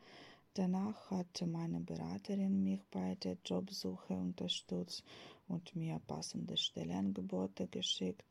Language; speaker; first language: German; non-native, fluent; Ukrainian